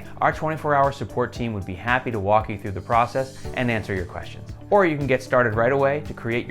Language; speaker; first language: English; native; English